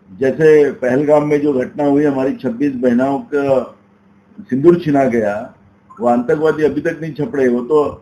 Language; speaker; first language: Hindi; non-native, local second language; Marathi